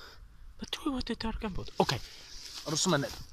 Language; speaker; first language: Welsh; non-native, learner; English